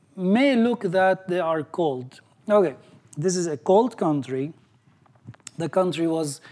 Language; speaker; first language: English; non-native, fluent; Arabic